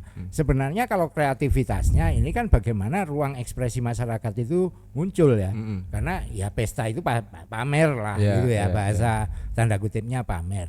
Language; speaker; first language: Indonesian; non-native, local second language; Javanese